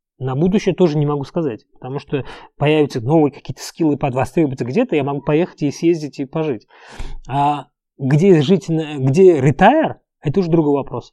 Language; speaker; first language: Russian; non-native, local second language; Uzbek